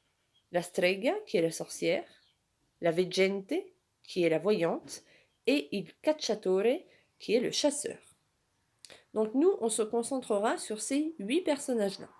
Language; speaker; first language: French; native; French